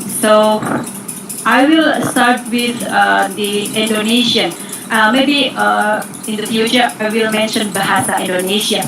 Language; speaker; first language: English; non-native, learner; Indonesian